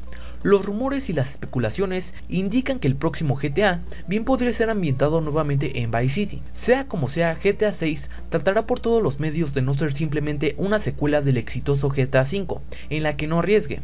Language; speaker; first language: Spanish; native; Spanish